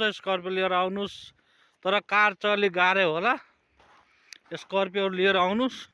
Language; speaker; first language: Nepali; non-native, local second language; Maithili